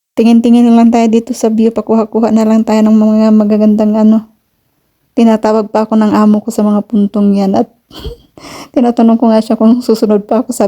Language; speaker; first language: Filipino; non-native, local second language; Cebuano